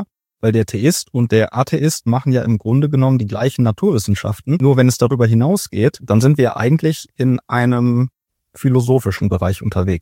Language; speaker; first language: German; native; German